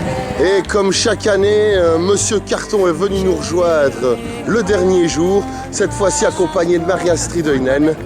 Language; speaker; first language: French; native; French